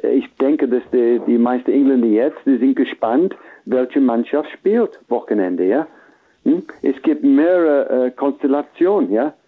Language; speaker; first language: German; non-native, fluent; English